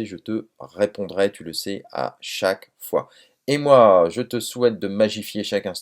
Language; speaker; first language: French; native; French